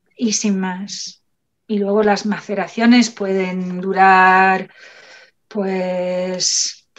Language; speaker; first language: Spanish; non-native, fluent; English